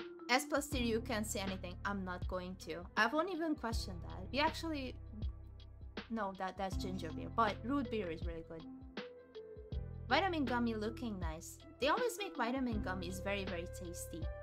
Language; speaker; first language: English; non-native, fluent; Hungarian